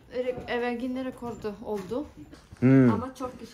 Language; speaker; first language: Turkish; non-native, learner; Yakut